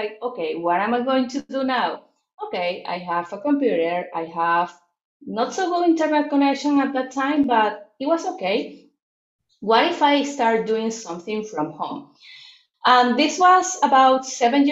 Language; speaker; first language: English; non-native, fluent; Spanish